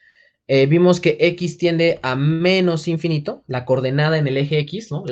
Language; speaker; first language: Spanish; native; Spanish